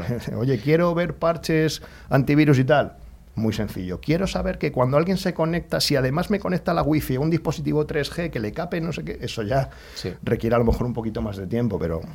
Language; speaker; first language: Spanish; native; Spanish